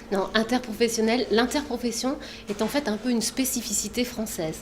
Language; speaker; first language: French; native; French